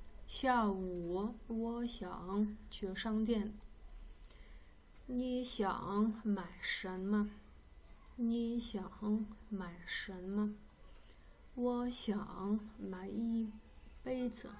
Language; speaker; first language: Chinese; non-native, fluent; Kyrgyz